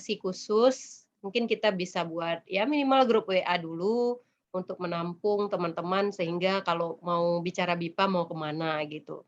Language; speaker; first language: Indonesian; native; Indonesian